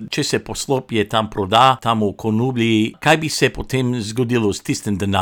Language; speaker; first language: Slovenian; non-native, local second language; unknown